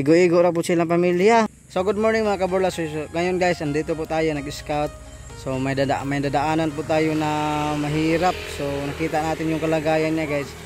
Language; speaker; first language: Filipino; non-native, local second language; Cebuano